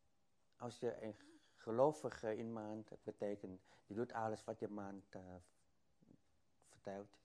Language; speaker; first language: Dutch; non-native, fluent; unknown